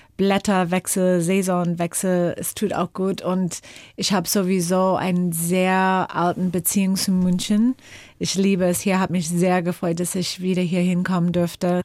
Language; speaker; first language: German; non-native, fluent; English